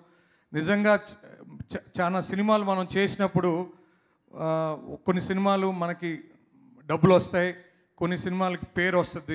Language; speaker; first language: Telugu; native; Telugu